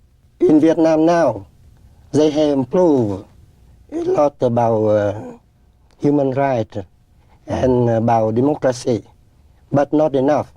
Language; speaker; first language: English; non-native, fluent; Vietnamese